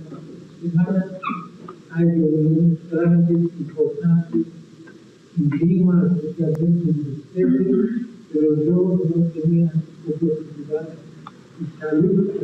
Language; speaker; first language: Spanish; non-native, learner; Persian